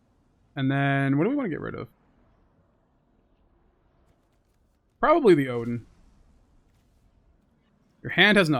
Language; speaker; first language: English; native; English